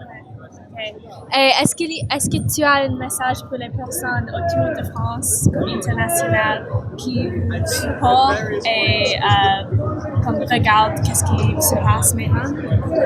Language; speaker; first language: French; non-native, learner; English